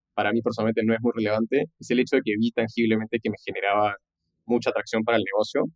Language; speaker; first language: Spanish; native; Spanish